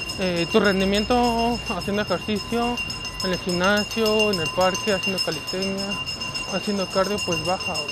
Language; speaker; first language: Spanish; native; Spanish